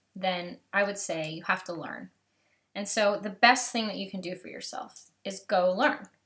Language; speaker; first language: English; native; English